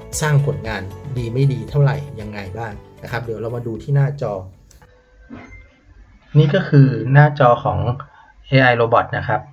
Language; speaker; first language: Thai; native; Thai